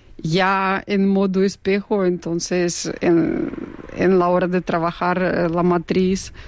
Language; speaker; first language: Spanish; non-native, fluent; Russian